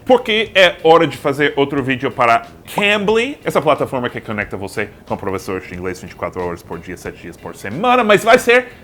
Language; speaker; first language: Portuguese; non-native, fluent; English